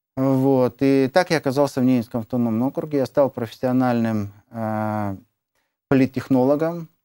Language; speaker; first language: Russian; native; Russian